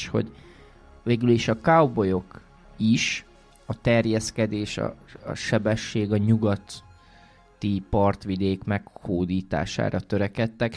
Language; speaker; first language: Hungarian; native; Hungarian